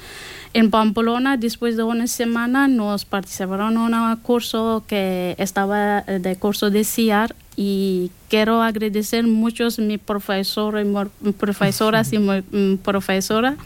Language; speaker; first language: Spanish; non-native, learner; Persian